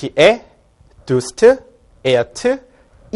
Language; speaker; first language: German; non-native, fluent; Korean